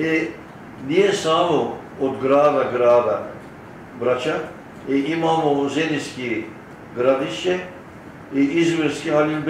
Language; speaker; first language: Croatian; early bilingual, heritage; Turkish